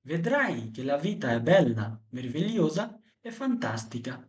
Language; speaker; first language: Italian; non-native, fluent; Bangla